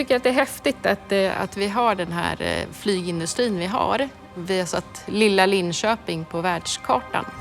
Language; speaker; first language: Swedish; native; Swedish